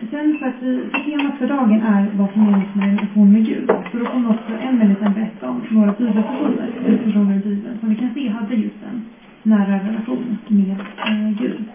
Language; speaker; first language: Swedish; native; Swedish